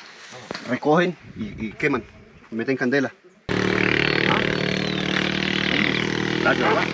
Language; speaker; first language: Spanish; native; Spanish